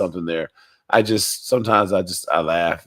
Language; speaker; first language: English; native; English